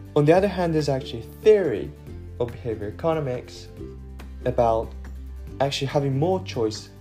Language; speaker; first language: English; non-native, fluent; Japanese